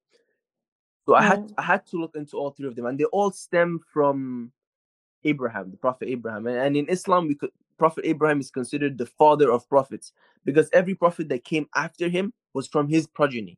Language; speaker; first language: English; non-native, local second language; Hausa